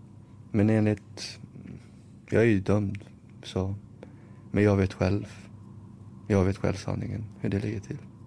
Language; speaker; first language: Swedish; early bilingual, other home language; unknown